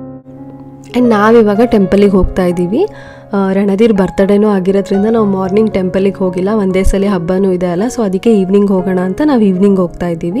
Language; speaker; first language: Kannada; native; Kannada